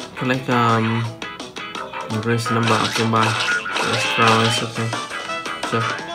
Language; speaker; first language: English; non-native, learner; Vietnamese